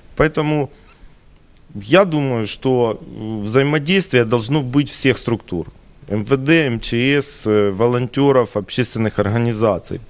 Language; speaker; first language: Russian; native; Russian